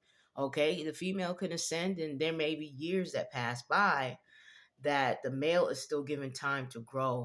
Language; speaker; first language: English; native; English